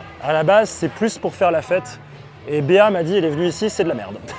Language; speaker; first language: French; native; French